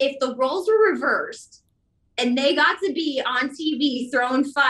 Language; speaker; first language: English; native; English